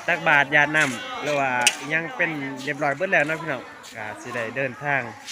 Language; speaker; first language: Thai; native; Thai